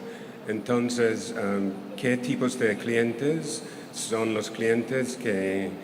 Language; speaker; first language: Spanish; non-native, fluent; English